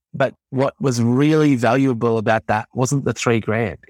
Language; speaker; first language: English; native; English